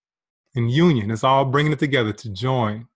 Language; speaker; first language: English; native; English